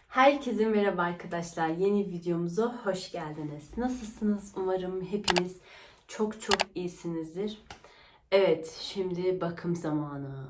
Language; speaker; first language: Turkish; early bilingual, heritage; Turkish